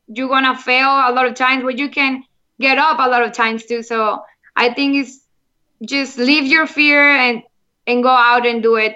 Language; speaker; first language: English; non-native, learner; Spanish